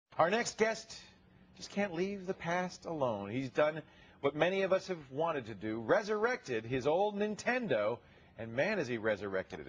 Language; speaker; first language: English; native; English